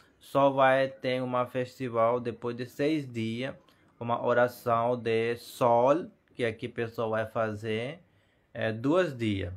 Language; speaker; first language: Portuguese; non-native, learner; Hindi